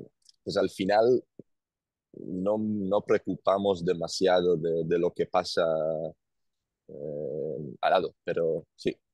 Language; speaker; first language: Spanish; non-native, learner; Hebrew